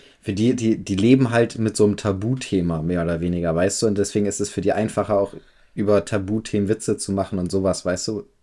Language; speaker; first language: German; native; German